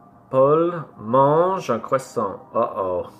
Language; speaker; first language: French; non-native, learner; English